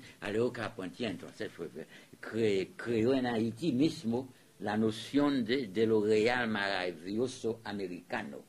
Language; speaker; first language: Spanish; non-native, fluent; French